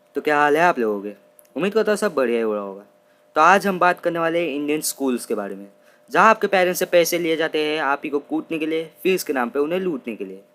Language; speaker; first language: Hindi; non-native, local second language; Marathi